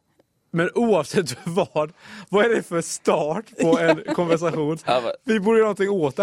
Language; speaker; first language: Swedish; native; Swedish